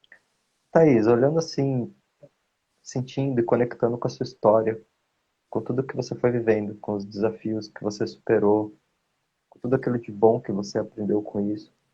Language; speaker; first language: Portuguese; native; Portuguese